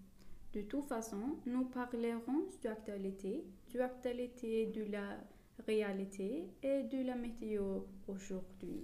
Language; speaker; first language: French; non-native, learner; Swedish